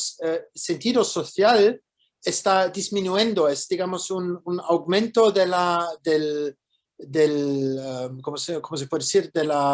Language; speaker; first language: Spanish; non-native, fluent; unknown